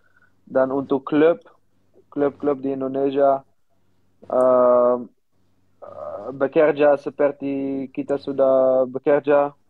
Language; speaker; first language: Indonesian; non-native, learner; Dutch